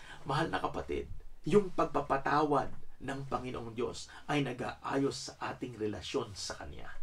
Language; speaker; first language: Filipino; native; Filipino